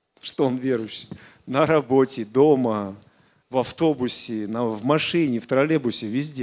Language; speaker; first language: Russian; native; Russian